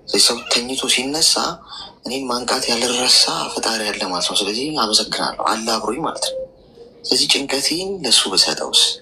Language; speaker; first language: Amharic; native; Amharic